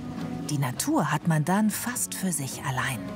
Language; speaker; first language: German; native; German